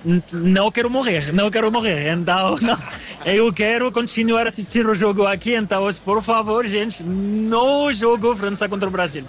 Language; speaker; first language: Portuguese; non-native, learner; French